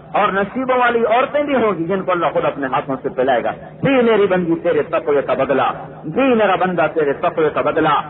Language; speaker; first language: Urdu; non-native, local second language; Punjabi